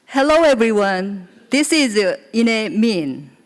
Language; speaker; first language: English; non-native, learner; Korean